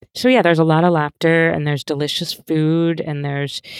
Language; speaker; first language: English; native; English